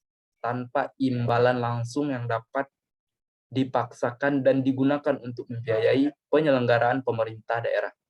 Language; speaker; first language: Indonesian; native; Indonesian